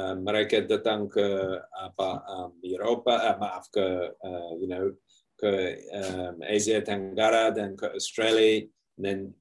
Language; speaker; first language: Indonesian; non-native, learner; English